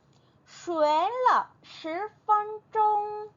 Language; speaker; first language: Chinese; non-native, fluent; Korean